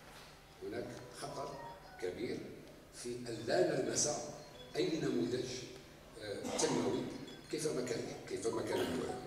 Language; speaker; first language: Arabic; native; Arabic